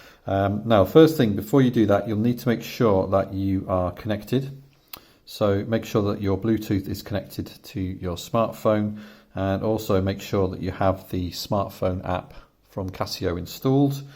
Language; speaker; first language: English; native; English